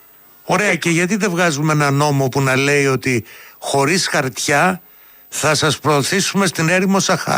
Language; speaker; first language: Greek; native; Greek